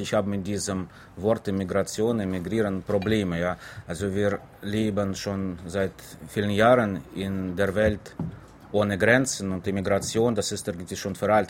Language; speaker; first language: German; non-native, fluent; Russian